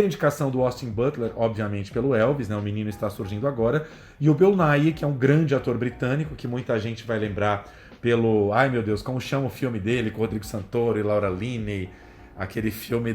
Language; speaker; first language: Portuguese; native; Portuguese